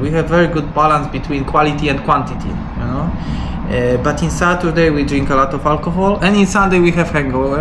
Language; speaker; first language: English; non-native, learner; Polish